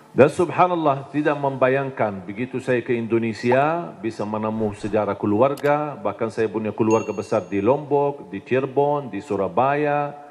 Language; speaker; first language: Indonesian; non-native, fluent; Arabic